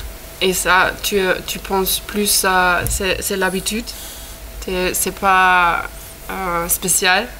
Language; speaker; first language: French; non-native, fluent; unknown